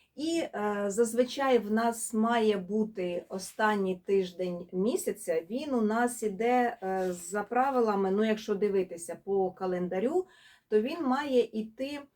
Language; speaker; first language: Ukrainian; non-native, local second language; Russian